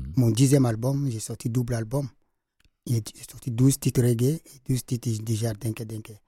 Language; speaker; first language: French; non-native, local second language; Fula